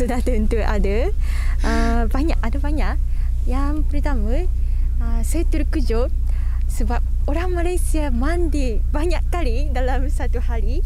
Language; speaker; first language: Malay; non-native, fluent; Japanese